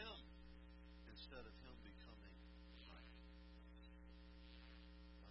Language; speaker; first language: English; native; English